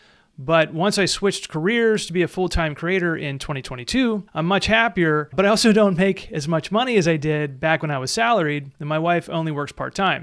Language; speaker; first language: English; native; English